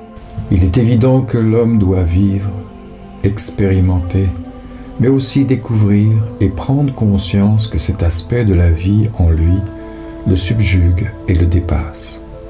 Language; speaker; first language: French; native; French